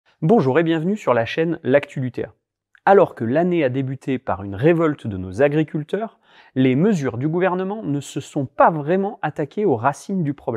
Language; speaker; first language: French; native; French